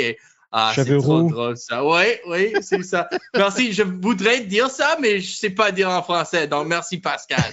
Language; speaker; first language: French; non-native, learner; English